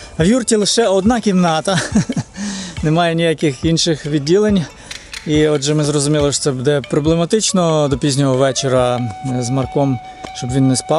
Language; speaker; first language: Ukrainian; native; Ukrainian